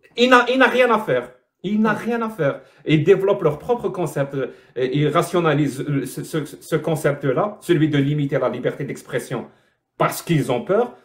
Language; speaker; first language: French; non-native, local second language; Arabic